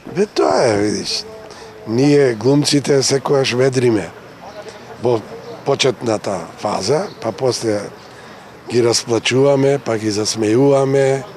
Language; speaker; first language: Macedonian; native; Macedonian